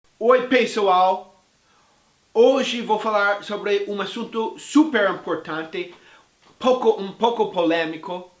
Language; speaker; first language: Portuguese; non-native, fluent; English